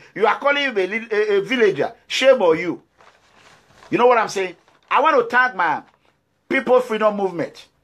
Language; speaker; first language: English; non-native, local second language; Bini